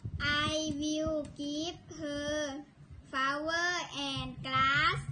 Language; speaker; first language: English; non-native, learner; Thai